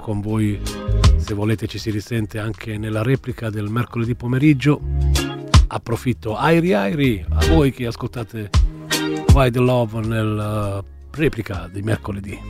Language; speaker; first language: Italian; native; Italian